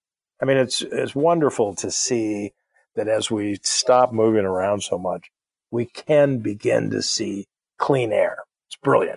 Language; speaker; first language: English; native; English